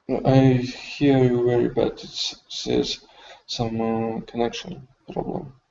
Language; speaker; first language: English; non-native, learner; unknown